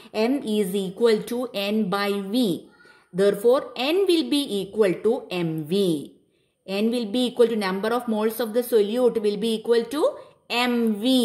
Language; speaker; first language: English; non-native, local second language; Malayalam